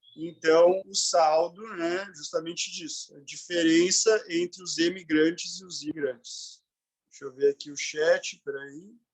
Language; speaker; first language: Portuguese; native; Portuguese